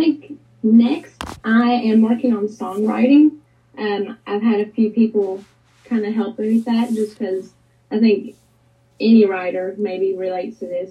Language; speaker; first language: English; native; English